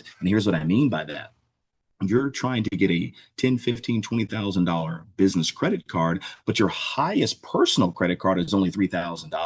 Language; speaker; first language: English; native; English